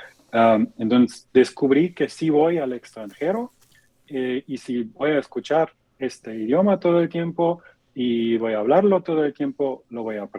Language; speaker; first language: Spanish; non-native, fluent; German